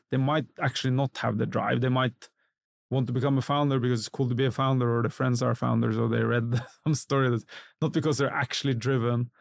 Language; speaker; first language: English; non-native, fluent; Norwegian